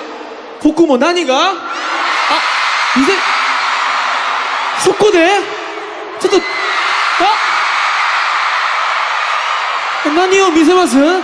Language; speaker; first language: Japanese; non-native, fluent; Korean